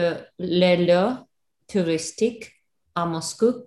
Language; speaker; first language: French; non-native, learner; Russian